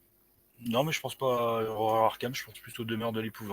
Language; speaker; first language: French; native; French